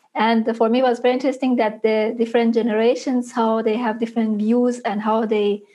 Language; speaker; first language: English; non-native, fluent; Persian